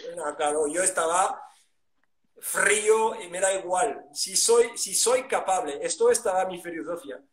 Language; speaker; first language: Spanish; non-native, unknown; French